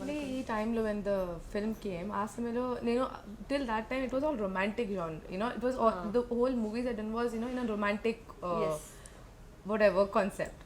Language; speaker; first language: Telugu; non-native, learner; Malayalam